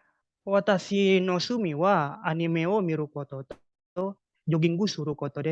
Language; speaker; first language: Japanese; non-native, learner; Indonesian